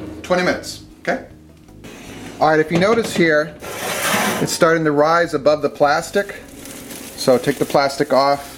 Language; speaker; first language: English; native; English